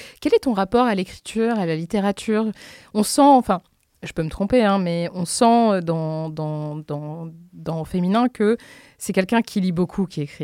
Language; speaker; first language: French; native; French